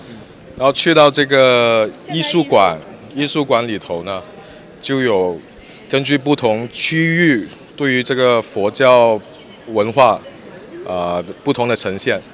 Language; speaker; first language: Chinese; native; Chinese